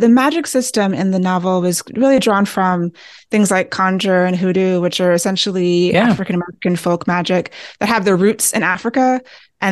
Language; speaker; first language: English; native; English